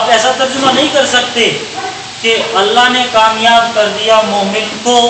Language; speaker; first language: Hindi; native; Hindi